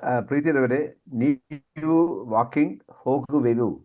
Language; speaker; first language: Kannada; non-native, learner; Hindi